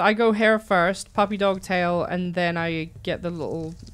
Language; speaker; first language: English; native; English